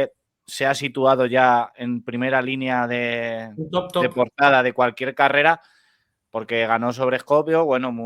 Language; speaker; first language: Spanish; native; Spanish